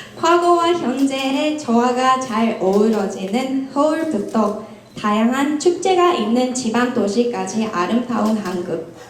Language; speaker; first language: Korean; non-native, fluent; Japanese